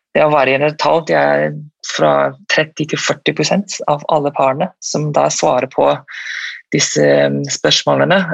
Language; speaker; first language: Norwegian; non-native, fluent; Malay